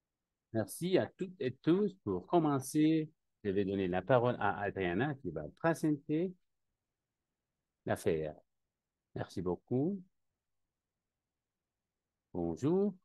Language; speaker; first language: French; non-native, learner; Spanish